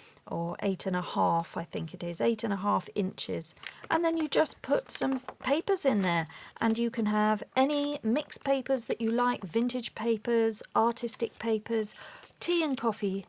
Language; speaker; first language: English; native; English